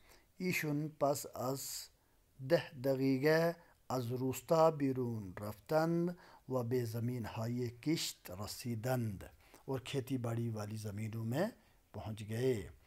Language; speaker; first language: Persian; non-native, local second language; Urdu